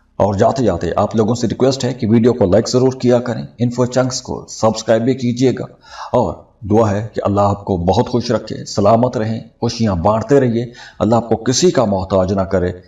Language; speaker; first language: Urdu; native; Urdu